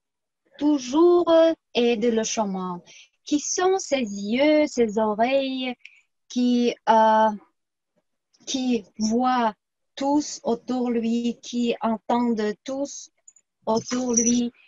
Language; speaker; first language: French; non-native, fluent; Tuvinian